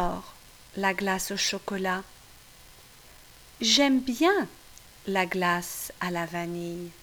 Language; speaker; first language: French; non-native, fluent; English